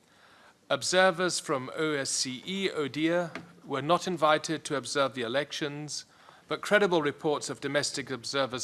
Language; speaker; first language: English; non-native, fluent; German